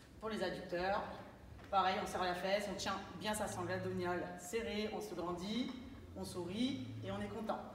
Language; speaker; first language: French; native; French